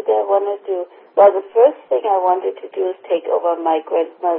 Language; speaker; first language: English; non-native, fluent; German